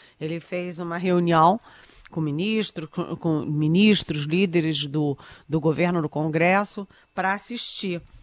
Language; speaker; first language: Portuguese; native; Portuguese